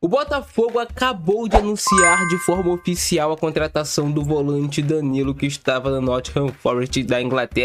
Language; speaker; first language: Portuguese; native; Portuguese